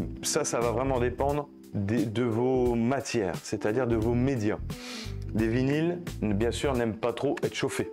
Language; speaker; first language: French; native; French